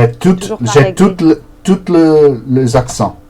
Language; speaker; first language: French; non-native, learner; Portuguese